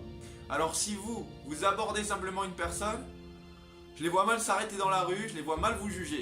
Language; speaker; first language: French; native; French